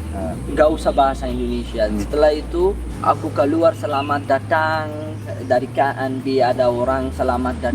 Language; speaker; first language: Indonesian; non-native, learner; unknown